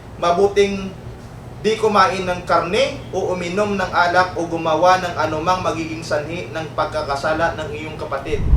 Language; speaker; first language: Filipino; native; Filipino